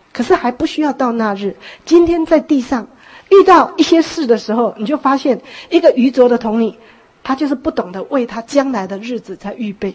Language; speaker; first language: Chinese; native; Chinese